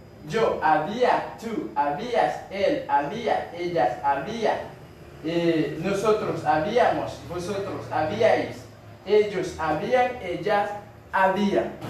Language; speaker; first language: Spanish; non-native, fluent; Haitian Creole